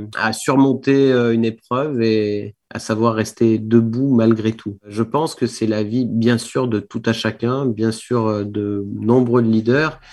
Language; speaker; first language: French; native; French